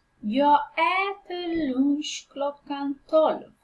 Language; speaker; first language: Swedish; non-native, fluent; Persian